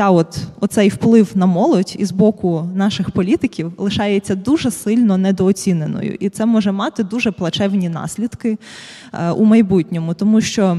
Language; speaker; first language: Ukrainian; native; Ukrainian